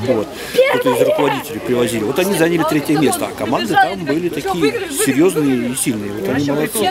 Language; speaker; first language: Russian; native; Russian